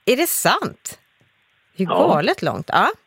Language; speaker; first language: Swedish; native; Swedish